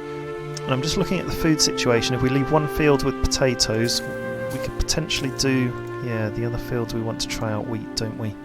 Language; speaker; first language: English; native; English